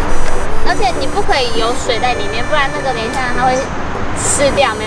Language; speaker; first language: Chinese; native; Chinese